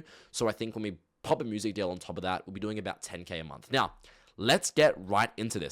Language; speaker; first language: English; native; English